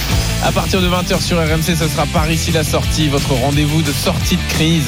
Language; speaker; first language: French; native; French